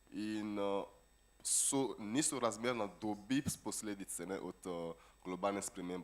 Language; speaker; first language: Slovenian; non-native, fluent; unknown